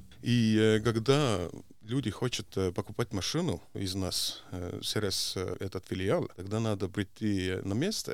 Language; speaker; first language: Russian; non-native, local second language; Estonian